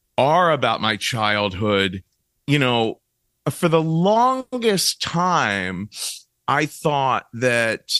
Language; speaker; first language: English; native; English